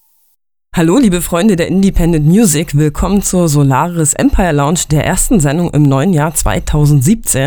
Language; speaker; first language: German; native; German